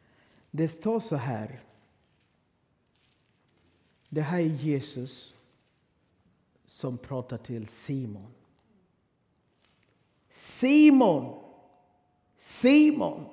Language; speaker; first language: Swedish; non-native, fluent; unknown